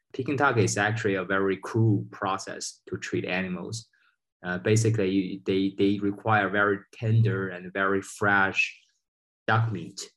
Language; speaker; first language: English; non-native, fluent; Chinese